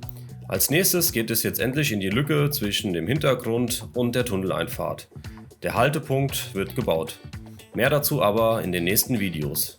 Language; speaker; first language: German; native; German